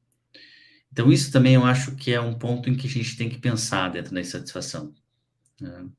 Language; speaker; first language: Portuguese; native; Portuguese